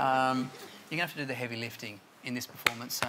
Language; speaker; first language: English; native; English